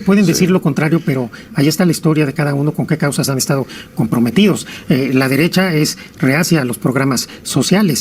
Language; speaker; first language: Spanish; native; Spanish